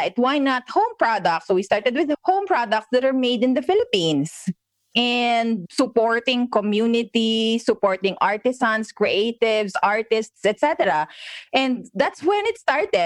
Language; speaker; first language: English; non-native, local second language; Filipino